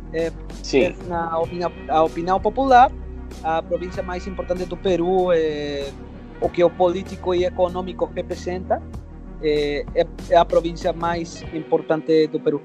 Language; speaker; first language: Portuguese; non-native, fluent; Spanish